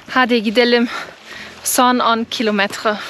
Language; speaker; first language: Turkish; non-native, learner; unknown